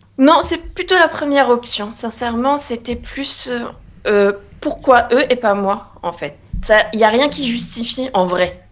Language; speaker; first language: French; non-native, local second language; Arabic